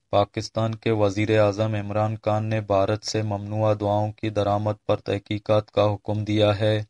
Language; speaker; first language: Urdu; non-native, local second language; Baluchi